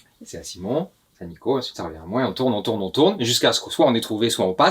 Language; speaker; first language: French; native; French